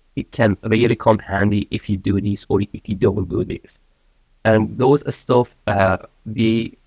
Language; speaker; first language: English; non-native, fluent; Persian